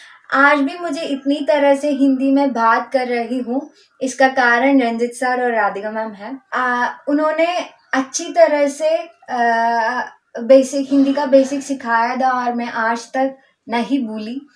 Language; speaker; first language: Hindi; non-native, local second language; Malayalam